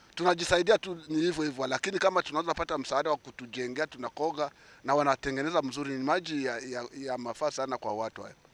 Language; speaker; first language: Swahili; native; Swahili